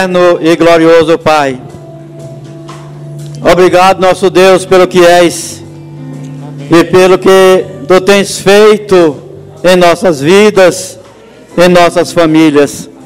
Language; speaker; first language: Portuguese; native; Portuguese